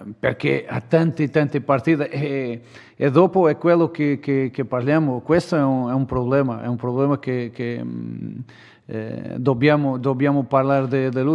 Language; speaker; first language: Italian; non-native, fluent; Portuguese